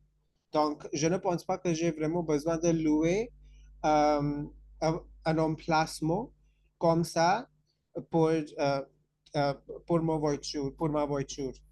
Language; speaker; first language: French; non-native, fluent; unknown